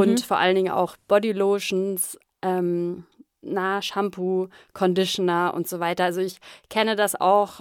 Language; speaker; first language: German; native; German